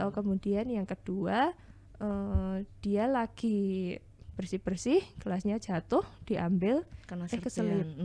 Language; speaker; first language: Indonesian; native; Indonesian